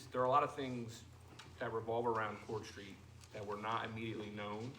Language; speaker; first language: English; native; English